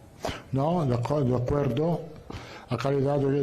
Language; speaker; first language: Portuguese; non-native, learner; Italian